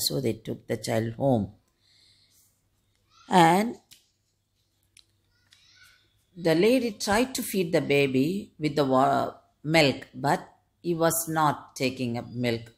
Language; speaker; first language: English; non-native, local second language; Tamil